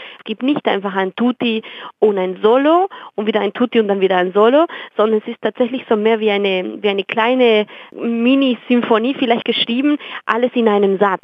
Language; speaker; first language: German; non-native, fluent; Spanish